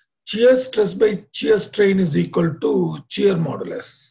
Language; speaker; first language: English; non-native, local second language; Tamil